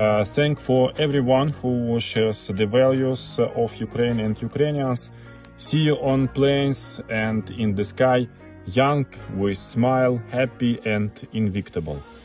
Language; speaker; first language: English; non-native, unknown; Ukrainian